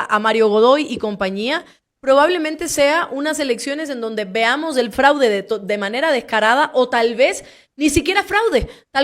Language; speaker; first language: Spanish; native; Spanish